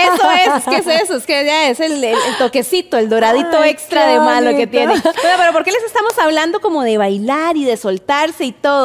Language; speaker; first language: Spanish; native; Spanish